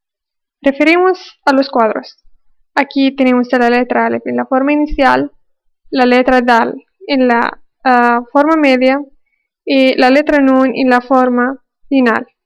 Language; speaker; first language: Spanish; non-native, fluent; Arabic